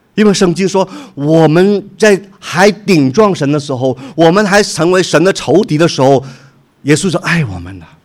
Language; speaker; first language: Chinese; non-native, local second language; Cantonese